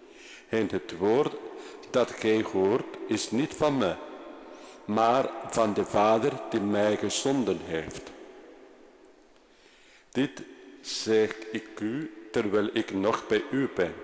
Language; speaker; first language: Dutch; non-native, fluent; Spanish